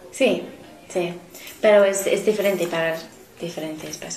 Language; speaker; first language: Spanish; non-native, learner; English